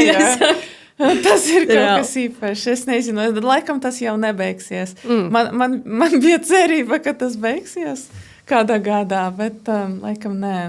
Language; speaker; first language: Latvian; non-native, local second language; Russian